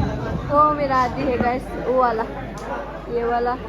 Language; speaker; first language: Hindi; non-native, local second language; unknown